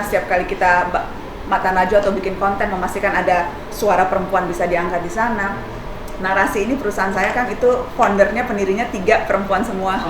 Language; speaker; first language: Indonesian; native; Indonesian